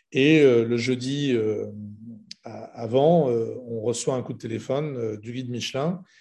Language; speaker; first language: French; non-native, local second language; Arabic